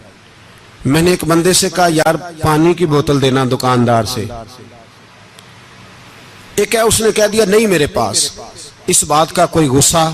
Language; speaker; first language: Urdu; non-native, local second language; Punjabi